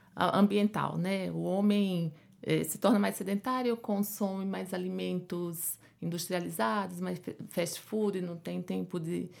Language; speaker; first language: Portuguese; native; Portuguese